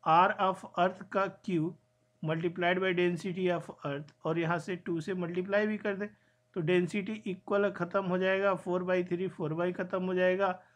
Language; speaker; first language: Hindi; native; Hindi